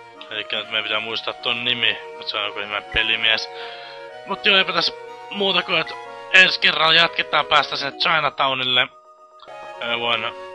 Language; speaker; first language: Finnish; native; Finnish